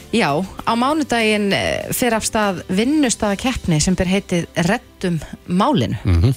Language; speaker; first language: Icelandic; native; Icelandic